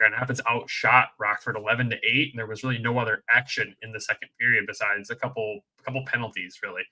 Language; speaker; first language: English; native; English